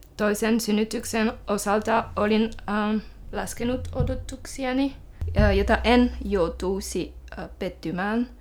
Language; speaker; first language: Finnish; non-native, learner; French